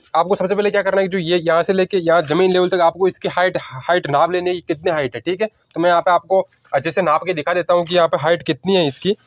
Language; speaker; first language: Hindi; native; Hindi